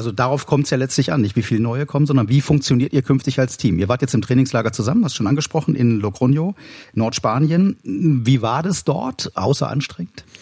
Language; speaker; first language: German; native; German